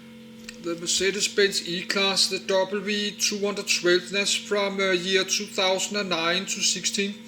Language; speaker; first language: English; non-native, learner; Danish